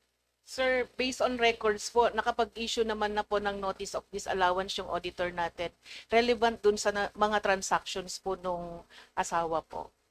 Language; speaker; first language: Filipino; native; Filipino